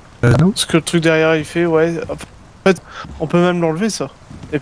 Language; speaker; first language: French; native; French